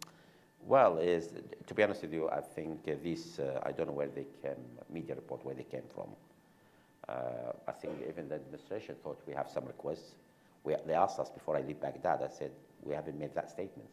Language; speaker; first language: English; non-native, fluent; Arabic